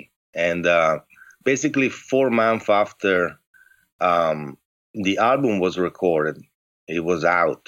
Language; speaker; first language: English; non-native, fluent; Italian